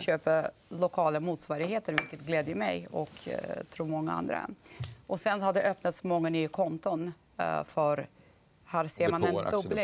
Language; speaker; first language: Swedish; non-native, fluent; Russian